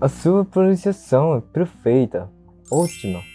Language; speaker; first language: Portuguese; non-native, learner; Japanese